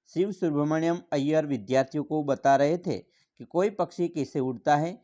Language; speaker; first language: Hindi; non-native, local second language; Gujarati